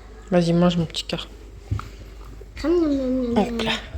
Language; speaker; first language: French; native; French